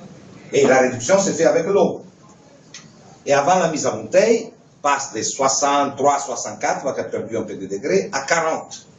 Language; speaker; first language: French; non-native, fluent; Italian